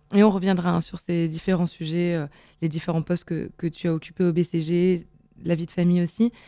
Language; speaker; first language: French; native; French